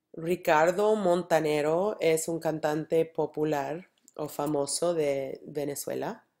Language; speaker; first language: Spanish; non-native, learner; English